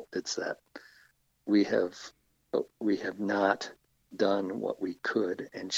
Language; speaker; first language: English; native; English